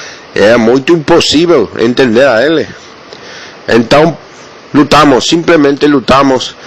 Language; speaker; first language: Portuguese; non-native, learner; Spanish